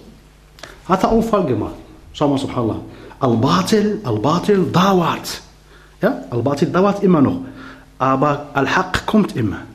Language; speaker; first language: German; non-native, learner; Arabic